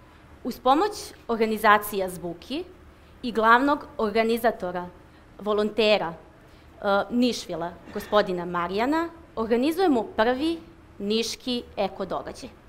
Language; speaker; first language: Serbian; native; Serbian